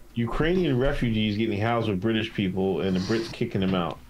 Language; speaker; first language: English; native; English